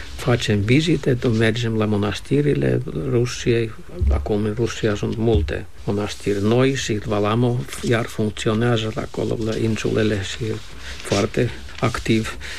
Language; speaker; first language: Romanian; non-native, fluent; Finnish